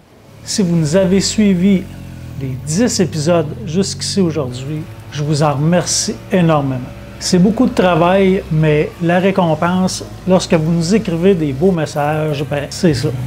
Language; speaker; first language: French; native; French